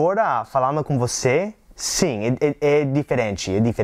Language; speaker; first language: Portuguese; non-native, learner; English